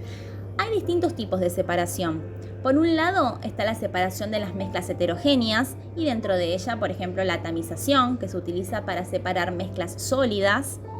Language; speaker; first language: Spanish; native; Spanish